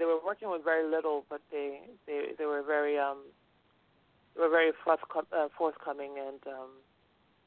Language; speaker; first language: English; non-native, local second language; Yoruba